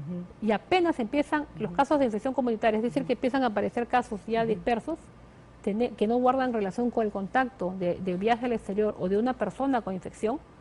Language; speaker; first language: Spanish; native; Spanish